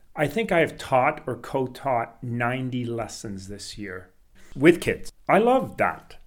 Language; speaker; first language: English; early bilingual, other home language; Swedish